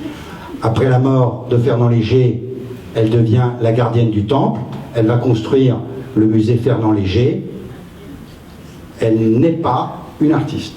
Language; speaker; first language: French; native; French